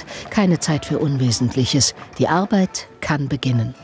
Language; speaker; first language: German; native; German